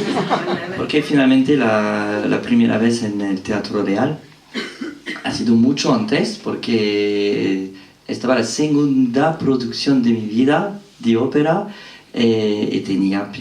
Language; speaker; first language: Spanish; non-native, fluent; French